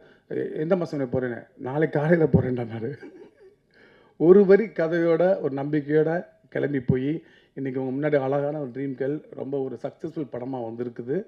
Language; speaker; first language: Tamil; native; Tamil